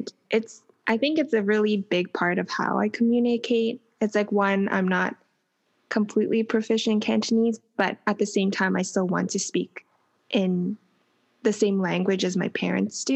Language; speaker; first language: English; native; English